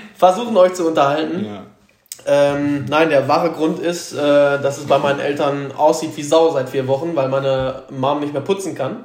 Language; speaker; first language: German; native; German